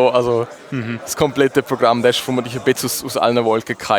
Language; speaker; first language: German; native; German